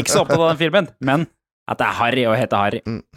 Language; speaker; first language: Norwegian; native; Norwegian